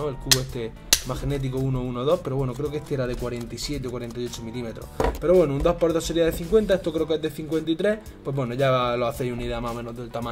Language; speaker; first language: Spanish; native; Spanish